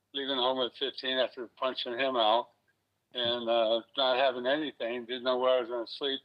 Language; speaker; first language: English; native; English